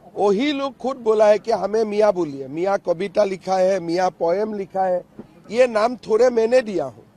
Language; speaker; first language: Hindi; non-native, local second language; Assamese